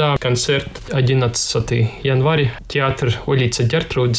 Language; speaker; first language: Russian; non-native, local second language; Latvian